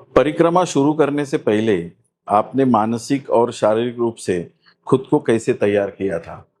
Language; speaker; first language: Hindi; non-native, local second language; Marathi